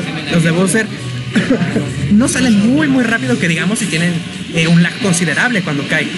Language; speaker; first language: Spanish; native; Spanish